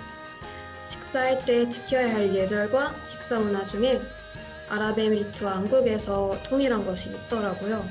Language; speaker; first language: Korean; non-native, fluent; Arabic